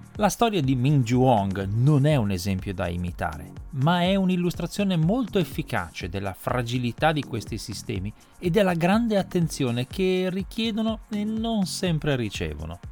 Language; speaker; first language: Italian; native; Italian